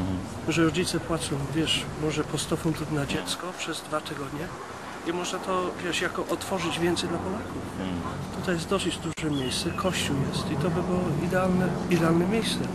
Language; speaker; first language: Polish; early bilingual, heritage; Polish